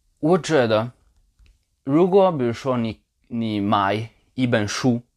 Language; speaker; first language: Chinese; non-native, learner; Polish